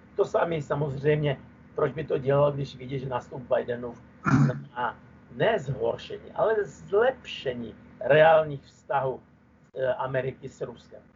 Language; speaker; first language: Czech; non-native, fluent; Russian